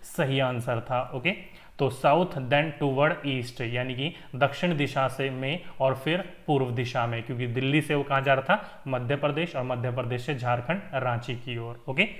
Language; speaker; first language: Hindi; native; Hindi